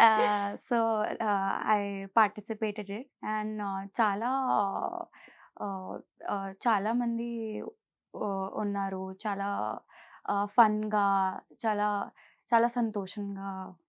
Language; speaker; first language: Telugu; non-native, learner; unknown